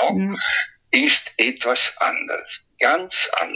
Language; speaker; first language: German; non-native, fluent; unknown